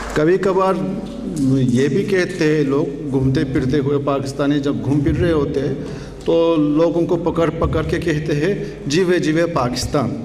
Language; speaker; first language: Urdu; non-native, fluent; Turkish